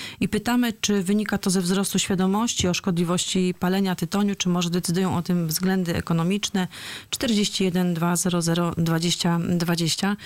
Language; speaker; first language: Polish; native; Polish